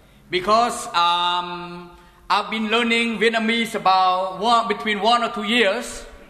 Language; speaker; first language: English; non-native, fluent; Khmer